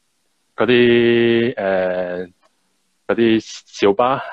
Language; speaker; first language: Chinese; early bilingual, heritage; Cantonese